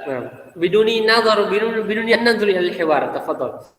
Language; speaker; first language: Arabic; non-native, fluent; Indonesian